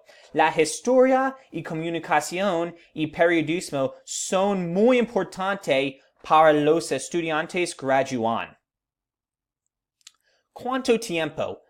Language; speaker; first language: Spanish; non-native, learner; English